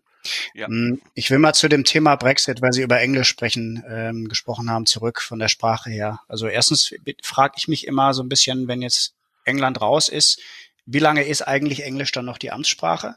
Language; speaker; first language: German; native; German